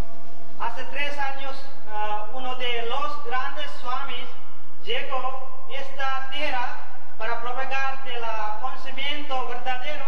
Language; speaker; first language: Spanish; non-native, learner; Gujarati